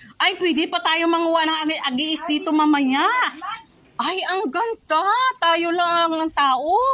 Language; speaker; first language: Filipino; native; Filipino